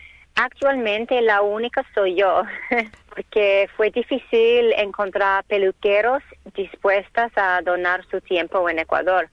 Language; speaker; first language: Spanish; non-native, learner; English